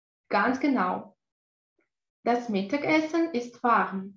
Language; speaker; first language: German; non-native, fluent; Russian